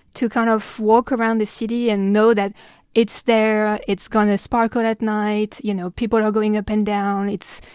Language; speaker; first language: English; non-native, fluent; French